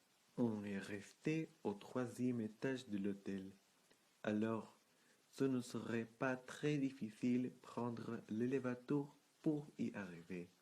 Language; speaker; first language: French; non-native, learner; Spanish